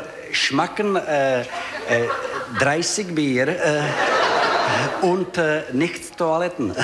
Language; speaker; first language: German; non-native, learner; Czech